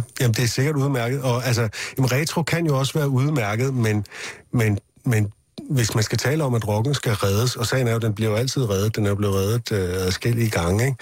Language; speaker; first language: Danish; native; Danish